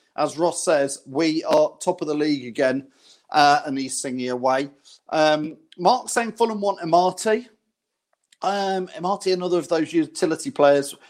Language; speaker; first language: English; native; English